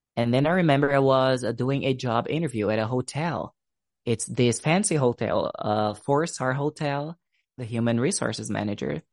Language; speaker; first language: English; non-native, fluent; Portuguese